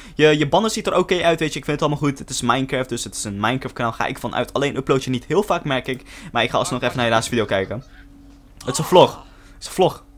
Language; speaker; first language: Dutch; early bilingual, other home language; Turkish